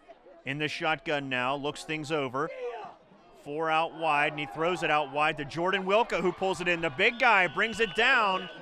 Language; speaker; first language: English; native; English